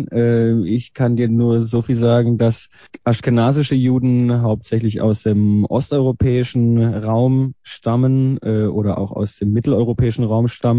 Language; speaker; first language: German; native; German